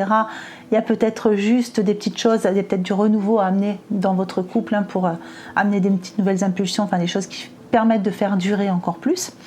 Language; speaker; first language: French; native; French